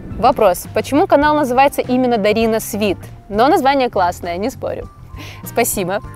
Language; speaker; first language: Russian; native; Russian